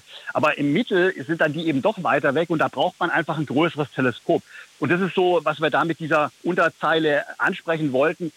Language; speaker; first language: German; native; German